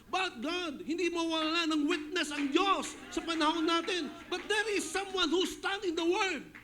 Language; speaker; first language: Filipino; non-native, local second language; Hiligaynon